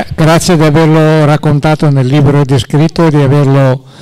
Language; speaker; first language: Italian; native; Italian